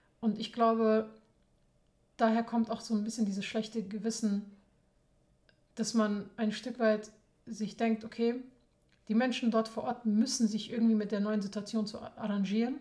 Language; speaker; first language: German; early bilingual, other home language; Persian